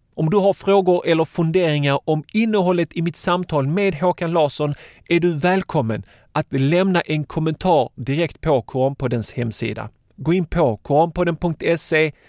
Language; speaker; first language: Swedish; native; Swedish